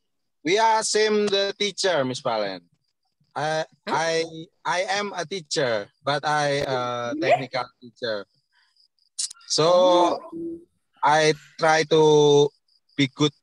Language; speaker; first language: English; non-native, learner; Indonesian